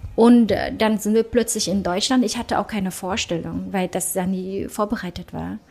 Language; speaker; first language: German; early bilingual, other home language; Vietnamese